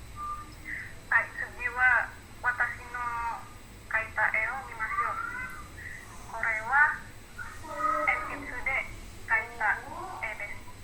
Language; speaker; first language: Japanese; non-native, learner; Indonesian